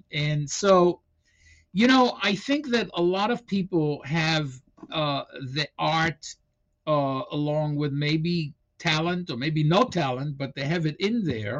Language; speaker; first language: English; non-native, fluent; Hebrew